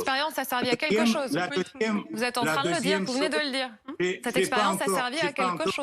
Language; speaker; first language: French; native; French